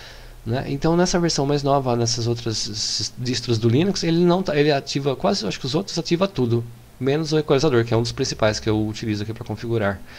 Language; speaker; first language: Portuguese; native; Portuguese